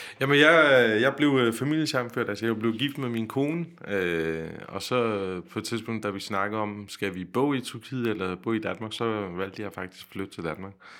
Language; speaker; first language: Danish; non-native, fluent; Turkish